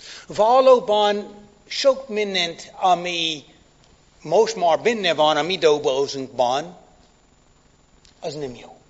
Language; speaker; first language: Hungarian; non-native, fluent; English